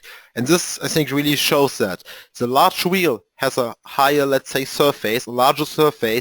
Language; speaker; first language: English; non-native, fluent; German